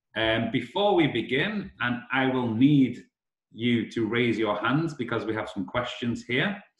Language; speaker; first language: English; native; English